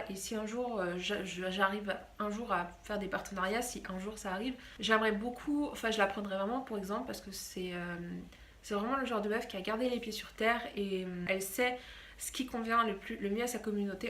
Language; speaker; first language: French; native; French